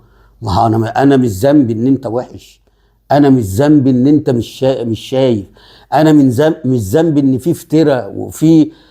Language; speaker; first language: Arabic; native; Arabic